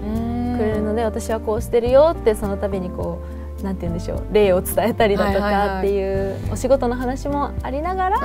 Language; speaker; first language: Japanese; native; Japanese